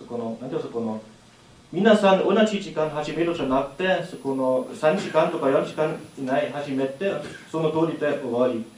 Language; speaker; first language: Japanese; non-native, learner; German